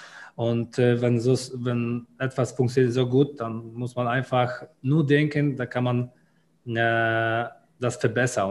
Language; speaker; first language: German; non-native, learner; Polish